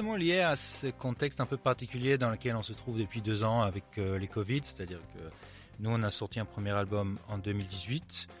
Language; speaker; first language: French; non-native, fluent; Hebrew